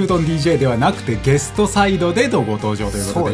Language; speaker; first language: Japanese; native; Japanese